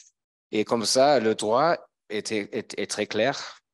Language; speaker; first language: French; non-native, fluent; German